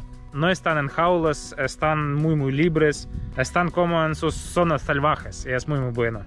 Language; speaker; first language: Spanish; non-native, learner; Russian